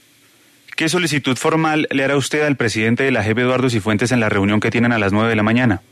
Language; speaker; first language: Spanish; native; Spanish